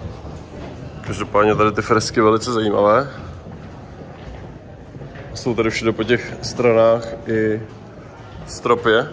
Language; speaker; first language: Czech; native; Czech